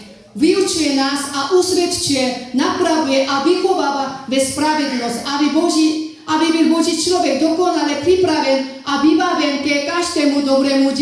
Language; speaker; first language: Czech; non-native, fluent; Korean